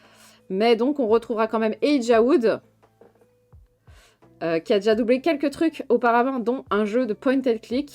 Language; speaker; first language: French; native; French